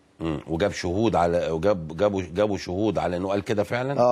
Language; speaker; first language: Arabic; native; Arabic